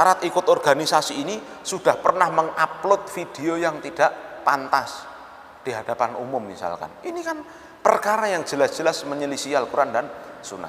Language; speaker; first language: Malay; non-native, local second language; Javanese